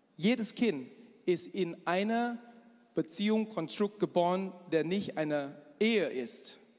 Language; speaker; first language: German; non-native, fluent; Chinese